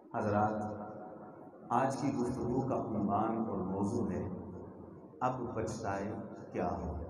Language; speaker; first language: Urdu; non-native, local second language; Punjabi